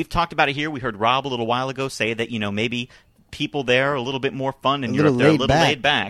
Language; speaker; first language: English; native; English